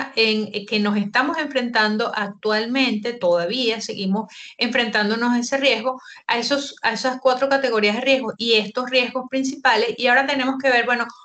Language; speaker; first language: Spanish; native; Spanish